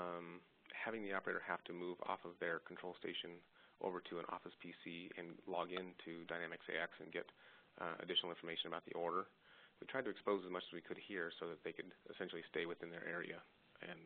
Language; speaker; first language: English; native; English